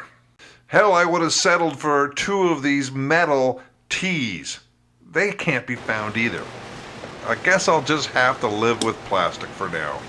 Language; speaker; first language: English; native; English